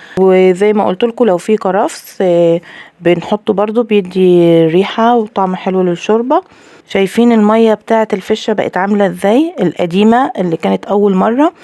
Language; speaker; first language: Arabic; native; Arabic